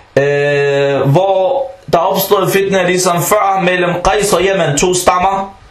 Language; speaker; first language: Danish; early bilingual, other home language; Arabic